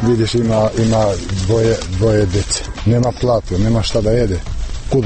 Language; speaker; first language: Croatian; non-native, local second language; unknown